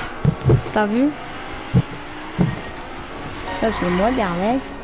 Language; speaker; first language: French; native; French